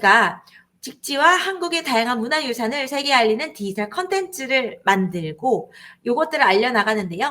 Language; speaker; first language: Korean; native; Korean